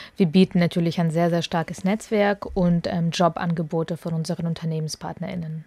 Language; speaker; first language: German; early bilingual, other home language; Russian